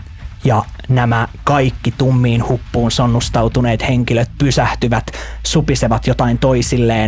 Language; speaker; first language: Finnish; native; Finnish